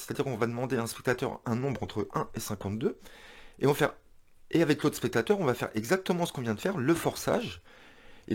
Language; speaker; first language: French; native; French